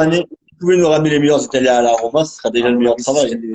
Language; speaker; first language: French; native; French